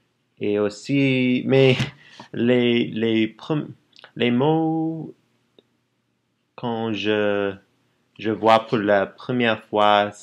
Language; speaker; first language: French; non-native, learner; English